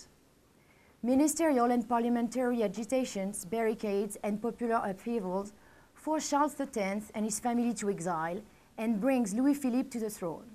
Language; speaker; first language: English; non-native, fluent; French